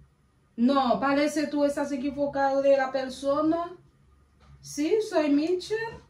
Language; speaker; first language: Spanish; non-native, learner; Haitian Creole